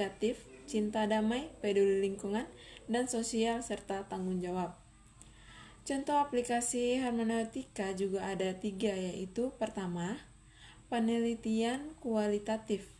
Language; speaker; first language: Indonesian; native; Indonesian